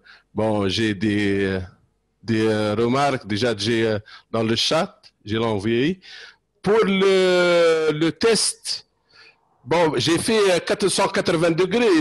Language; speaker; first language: French; non-native, local second language; Arabic